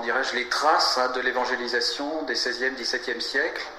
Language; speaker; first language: French; native; French